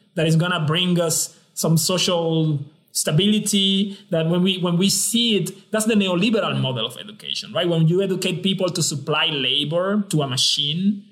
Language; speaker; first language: English; non-native, fluent; Spanish